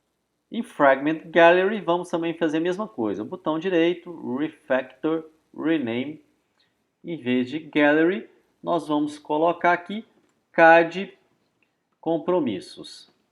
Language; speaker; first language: Portuguese; native; Portuguese